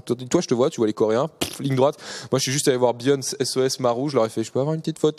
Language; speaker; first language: French; native; French